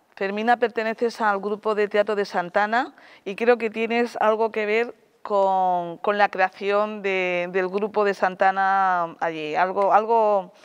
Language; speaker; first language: Spanish; native; Spanish